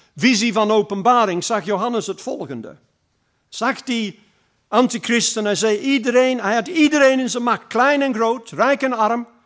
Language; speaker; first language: Dutch; non-native, fluent; English